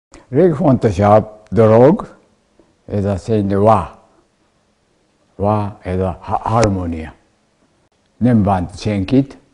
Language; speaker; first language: Hungarian; non-native, learner; Japanese